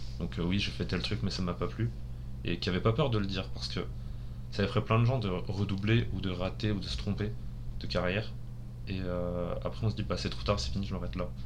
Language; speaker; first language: French; early bilingual, other home language; Spanish